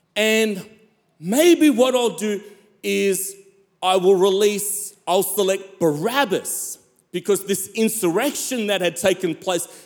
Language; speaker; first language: English; native; English